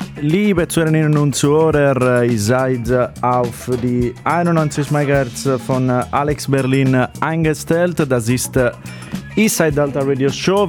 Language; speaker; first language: German; non-native, learner; Italian